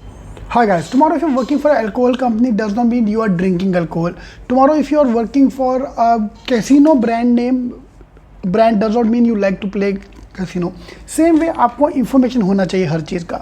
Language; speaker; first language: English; non-native, local second language; Hindi